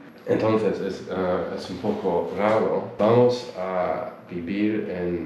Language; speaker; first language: Spanish; non-native, learner; English